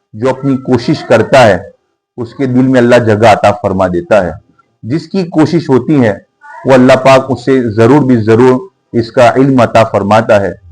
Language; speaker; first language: Urdu; non-native, local second language; Gujarati